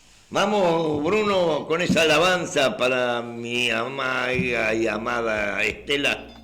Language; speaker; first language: Spanish; native; Spanish